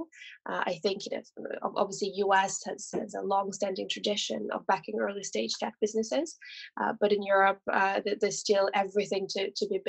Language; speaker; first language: English; non-native, fluent; French